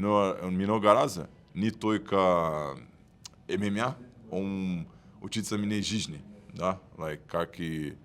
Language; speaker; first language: Russian; non-native, learner; Portuguese